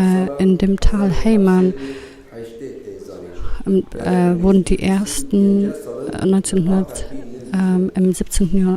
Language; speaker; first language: German; non-native, fluent; Kurdish